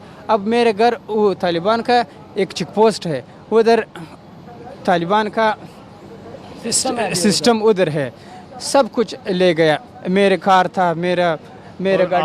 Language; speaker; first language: Hindi; non-native, learner; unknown